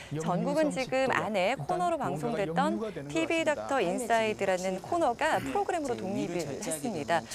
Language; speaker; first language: Korean; native; Korean